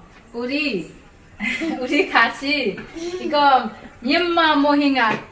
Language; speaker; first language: Korean; non-native, learner; Mizo